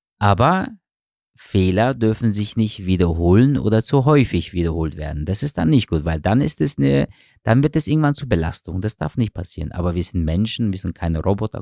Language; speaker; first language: German; early bilingual, other home language; Turkish